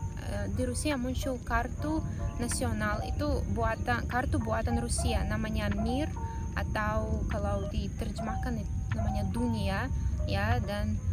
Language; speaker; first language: Indonesian; non-native, fluent; Russian